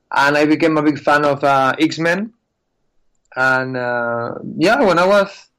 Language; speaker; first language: English; non-native, fluent; Spanish